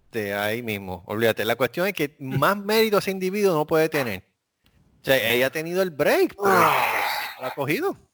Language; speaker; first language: Spanish; native; Spanish